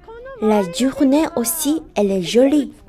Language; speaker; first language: French; non-native, fluent; Japanese